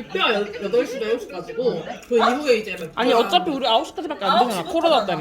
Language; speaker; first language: Korean; native; Korean